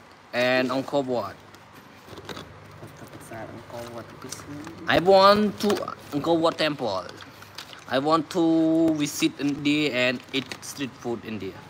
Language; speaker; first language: English; non-native, learner; Khmer